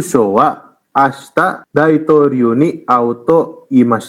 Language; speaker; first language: Japanese; non-native, fluent; Indonesian